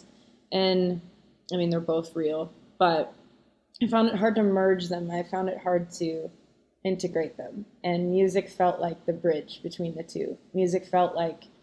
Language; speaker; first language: English; native; English